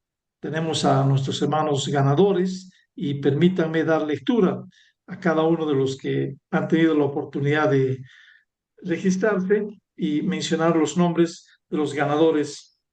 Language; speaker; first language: Spanish; native; Spanish